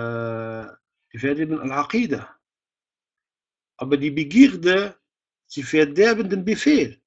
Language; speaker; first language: German; non-native, fluent; Arabic